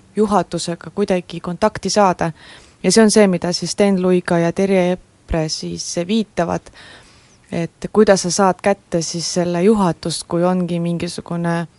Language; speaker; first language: Estonian; non-native, local second language; Russian